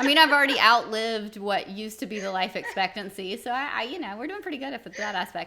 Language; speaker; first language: English; native; English